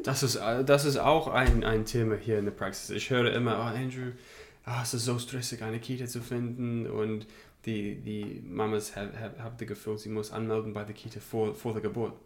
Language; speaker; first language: German; non-native, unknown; English